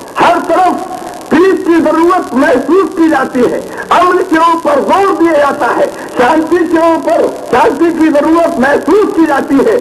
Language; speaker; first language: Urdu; native; Urdu